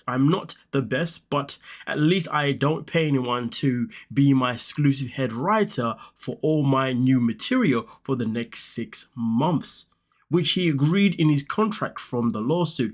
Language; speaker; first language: English; native; English